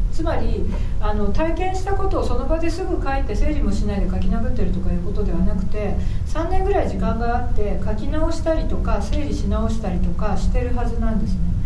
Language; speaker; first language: Japanese; native; Japanese